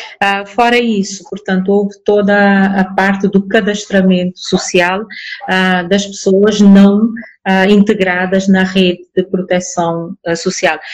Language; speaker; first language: Portuguese; non-native, local second language; Kabuverdianu